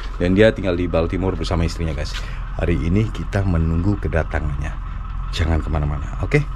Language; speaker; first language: Indonesian; native; Indonesian